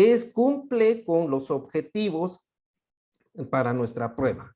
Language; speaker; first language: Spanish; native; Spanish